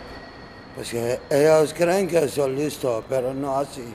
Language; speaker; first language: Spanish; non-native, learner; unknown